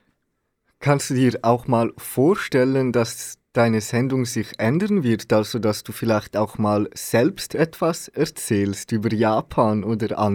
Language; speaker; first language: German; native; German